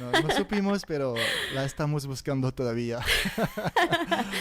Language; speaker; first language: Spanish; non-native, fluent; French